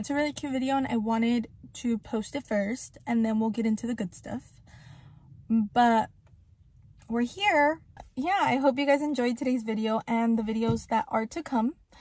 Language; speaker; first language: English; early bilingual, other home language; Spanish